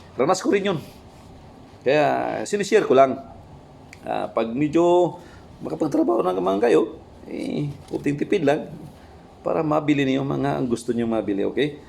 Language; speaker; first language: Filipino; non-native, local second language; Cebuano